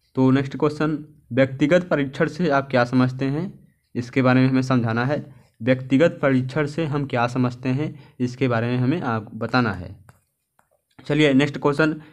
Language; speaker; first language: Hindi; native; Hindi